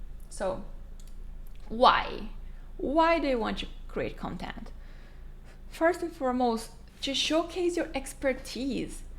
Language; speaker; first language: English; non-native, fluent; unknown